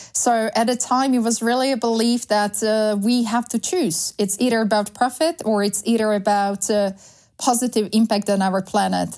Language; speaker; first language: English; non-native, fluent; Slovak